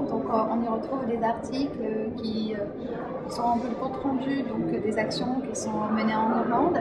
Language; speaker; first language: French; native; French